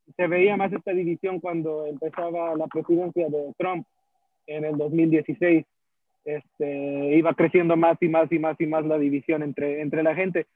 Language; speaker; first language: Spanish; early bilingual, heritage; Spanish